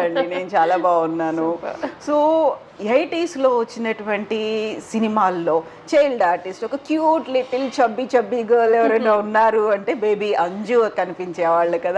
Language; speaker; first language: Telugu; native; Telugu